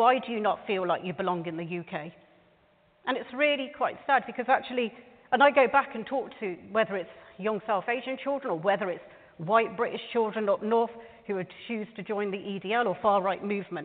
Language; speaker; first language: English; native; English